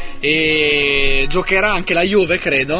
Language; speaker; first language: Italian; native; Italian